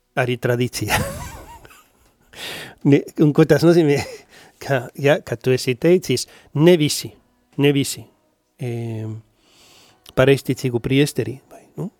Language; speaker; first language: Latvian; non-native, learner; Spanish